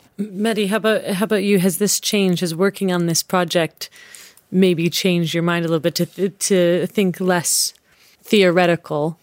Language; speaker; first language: English; native; English